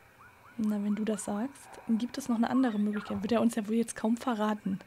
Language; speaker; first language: German; native; German